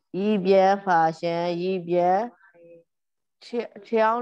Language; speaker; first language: Chinese; non-native, learner; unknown